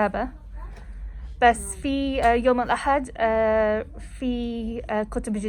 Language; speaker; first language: Arabic; non-native, learner; English